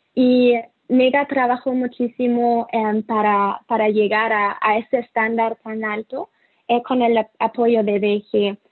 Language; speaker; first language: Spanish; non-native, fluent; German